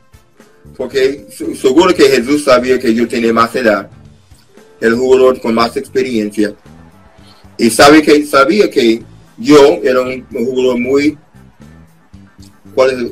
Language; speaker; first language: Spanish; non-native, fluent; English